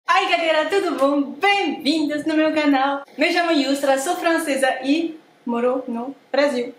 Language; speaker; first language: Portuguese; non-native, fluent; French